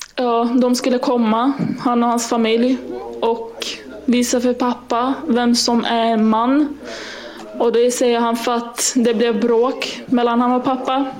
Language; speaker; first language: Swedish; early bilingual, other home language; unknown